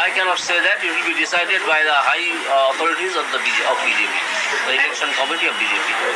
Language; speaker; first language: English; non-native, local second language; Bangla